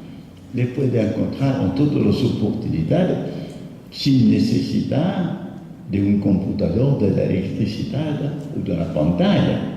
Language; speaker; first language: Spanish; non-native, fluent; French